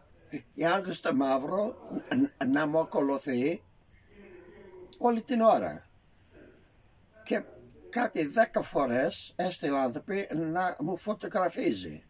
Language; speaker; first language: Greek; early bilingual, heritage; Greek